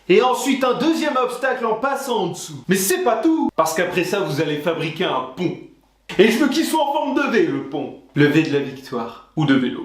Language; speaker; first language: French; native; French